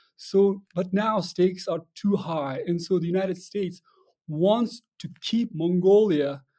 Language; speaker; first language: English; non-native, fluent; Russian